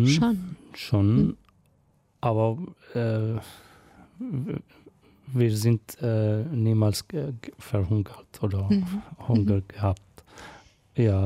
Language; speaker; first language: German; non-native, fluent; Arabic